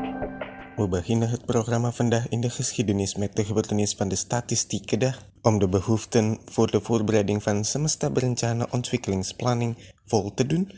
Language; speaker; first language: Dutch; non-native, fluent; Indonesian